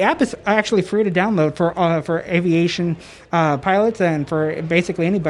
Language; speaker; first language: English; native; English